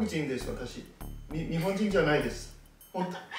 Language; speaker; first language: Japanese; non-native, learner; English